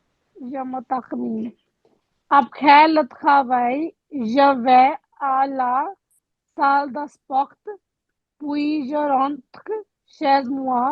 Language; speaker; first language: French; non-native, learner; Punjabi